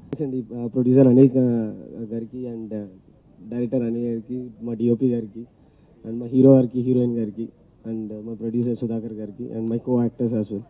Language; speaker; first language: Telugu; native; Telugu